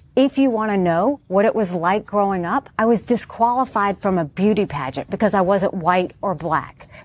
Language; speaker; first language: English; native; English